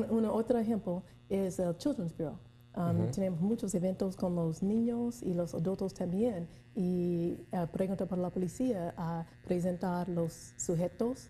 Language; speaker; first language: Spanish; non-native, learner; English